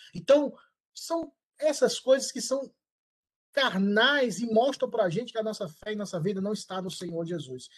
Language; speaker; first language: Portuguese; native; Portuguese